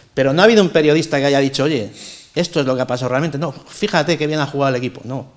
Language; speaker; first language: Spanish; native; Spanish